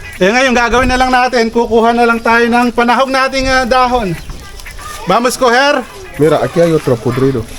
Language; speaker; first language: Filipino; native; Filipino